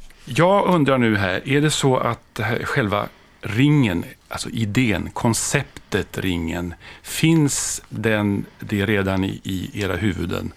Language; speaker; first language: Swedish; native; Swedish